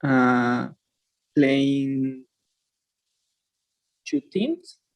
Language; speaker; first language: English; non-native, learner; Spanish